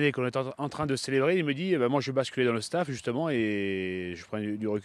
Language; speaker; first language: French; native; French